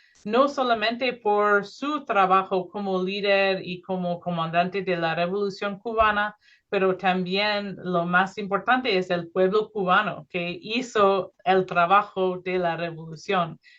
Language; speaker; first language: Spanish; non-native, fluent; English